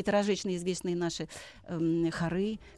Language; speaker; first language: Russian; native; Russian